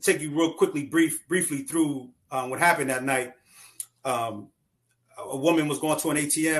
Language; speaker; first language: English; native; English